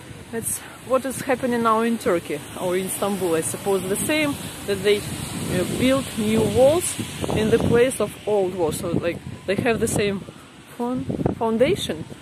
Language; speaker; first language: English; non-native, fluent; Russian